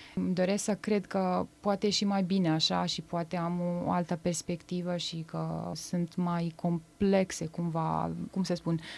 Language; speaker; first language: Romanian; non-native, fluent; Bosnian